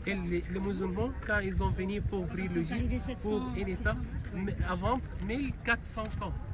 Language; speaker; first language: French; non-native, learner; Arabic